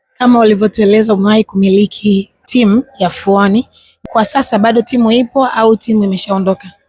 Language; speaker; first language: Swahili; native; Swahili